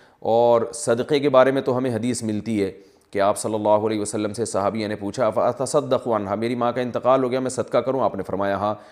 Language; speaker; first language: Urdu; native; Urdu